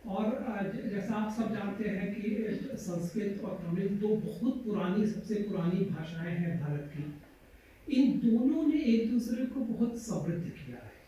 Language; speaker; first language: Hindi; native; Hindi